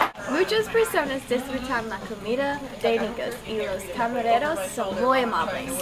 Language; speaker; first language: Spanish; non-native, learner; English